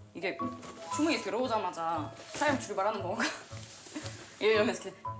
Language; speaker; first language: Korean; non-native, fluent; Russian